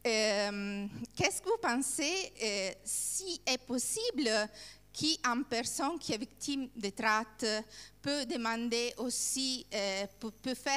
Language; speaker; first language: French; non-native, learner; Italian